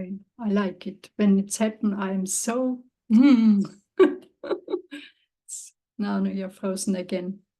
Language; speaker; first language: English; non-native, learner; German